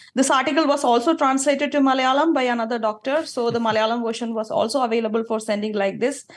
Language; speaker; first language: English; non-native, local second language; Malayalam